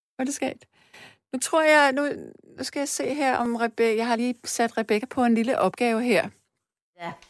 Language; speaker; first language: Danish; native; Danish